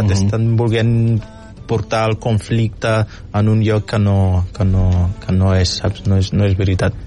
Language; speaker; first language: Catalan; non-native, fluent; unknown